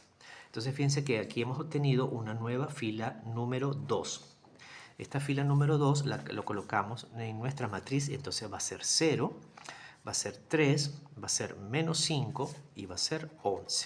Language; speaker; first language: Spanish; native; Spanish